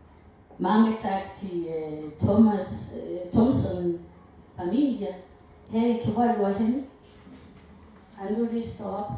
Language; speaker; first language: Danish; non-native, learner; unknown